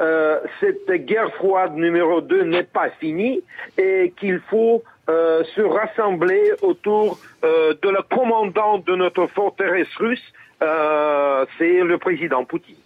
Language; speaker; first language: French; non-native, fluent; Russian